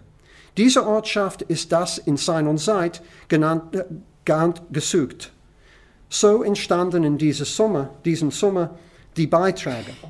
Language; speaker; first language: German; non-native, learner; English